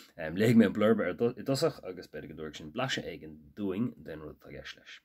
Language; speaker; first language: Irish; native; Irish